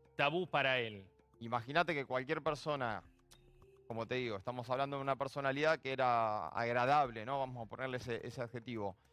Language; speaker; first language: Spanish; native; Spanish